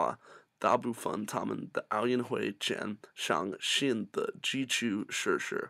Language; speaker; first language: Chinese; non-native, learner; English